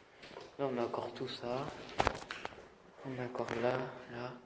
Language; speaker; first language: French; native; French